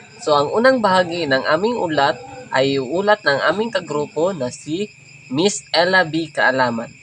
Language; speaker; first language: Filipino; non-native, local second language; Cebuano